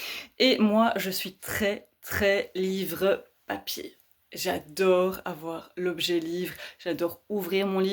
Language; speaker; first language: French; native; French